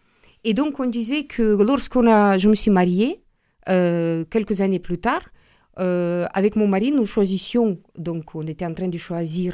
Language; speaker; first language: French; non-native, fluent; Romanian